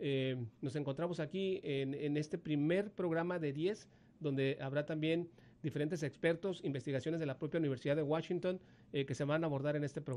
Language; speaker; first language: Spanish; native; Spanish